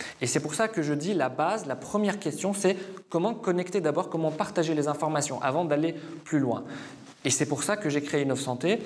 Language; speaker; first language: French; non-native, fluent; Arabic